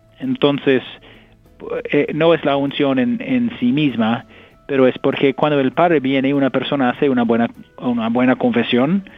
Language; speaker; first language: Spanish; non-native, fluent; English